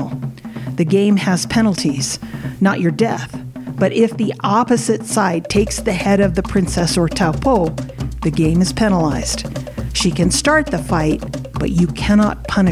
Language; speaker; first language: English; early bilingual, other home language; Samoan